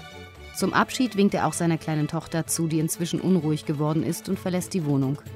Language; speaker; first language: German; native; German